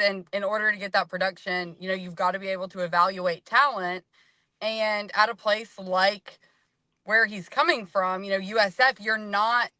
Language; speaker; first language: English; native; English